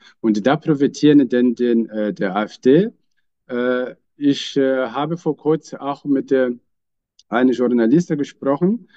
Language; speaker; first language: German; non-native, fluent; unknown